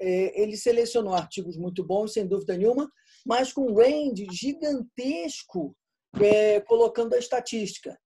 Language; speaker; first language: Portuguese; native; Portuguese